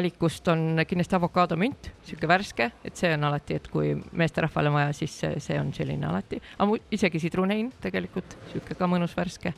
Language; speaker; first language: Estonian; native; Estonian